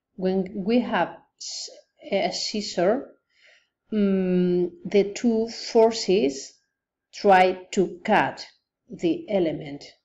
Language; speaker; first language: English; non-native, fluent; Spanish